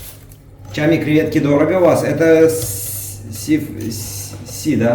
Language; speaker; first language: Russian; native; Russian